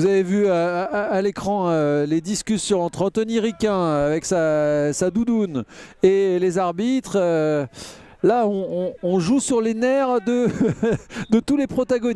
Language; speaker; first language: French; native; French